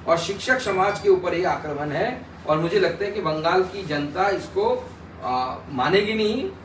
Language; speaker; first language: Hindi; non-native, local second language; Bangla